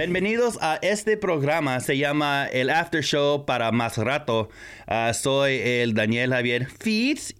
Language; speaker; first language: Spanish; early bilingual, heritage; Spanish